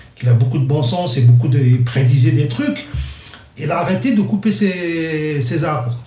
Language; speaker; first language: French; non-native, local second language; Kabyle